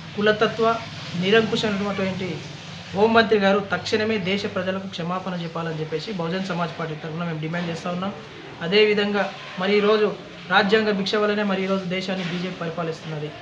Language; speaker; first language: Telugu; native; Telugu